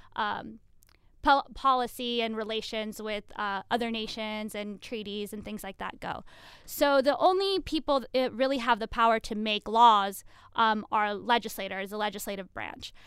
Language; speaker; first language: English; native; English